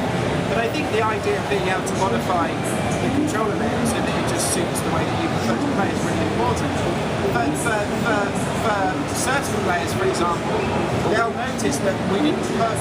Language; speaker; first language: English; native; English